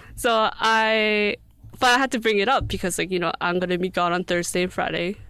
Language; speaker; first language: English; early bilingual, other home language; Korean